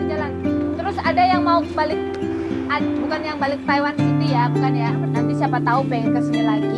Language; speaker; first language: Indonesian; non-native, local second language; Javanese